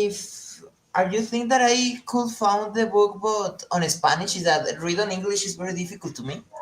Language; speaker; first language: English; non-native, learner; Spanish